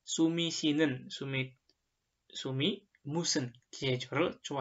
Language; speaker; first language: Korean; non-native, fluent; Indonesian